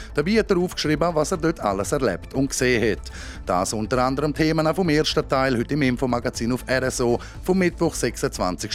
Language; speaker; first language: German; native; German